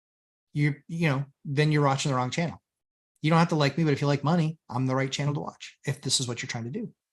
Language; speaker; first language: English; native; English